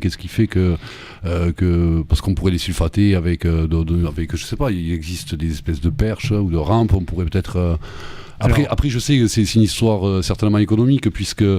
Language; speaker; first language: French; native; French